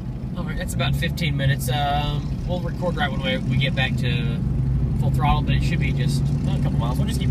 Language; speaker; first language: English; native; English